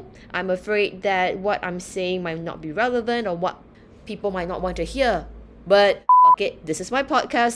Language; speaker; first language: English; native; English